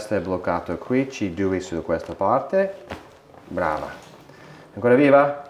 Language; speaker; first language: Italian; non-native, learner; English